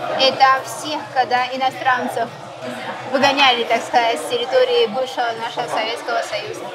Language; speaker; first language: Russian; native; Russian